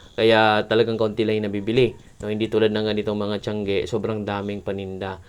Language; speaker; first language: Filipino; non-native, local second language; Cebuano